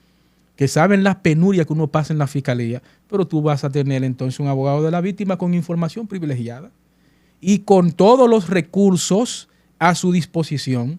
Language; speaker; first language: Spanish; native; Spanish